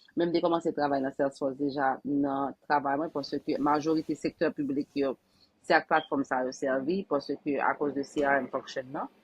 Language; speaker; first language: French; non-native, local second language; Haitian Creole